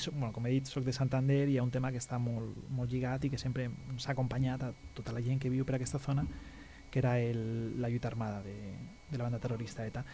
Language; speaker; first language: Catalan; non-native, local second language; Spanish